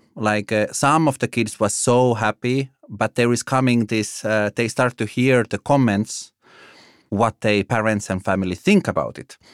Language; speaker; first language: English; non-native, fluent; Finnish